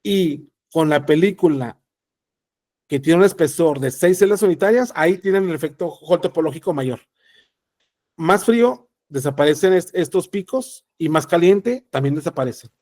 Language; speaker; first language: Spanish; native; Spanish